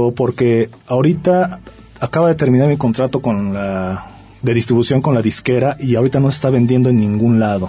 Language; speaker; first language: Spanish; early bilingual, other home language; Japanese